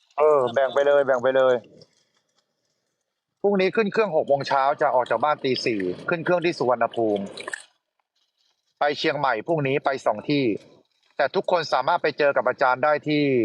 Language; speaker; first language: Thai; native; Thai